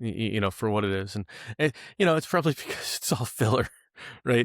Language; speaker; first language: English; native; English